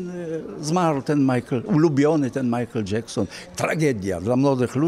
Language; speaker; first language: Polish; early bilingual, heritage; Polish